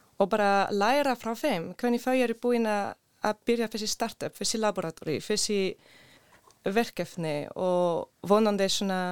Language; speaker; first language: Icelandic; non-native, learner; Swedish